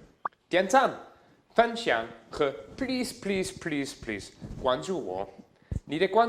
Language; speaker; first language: Chinese; non-native, learner; German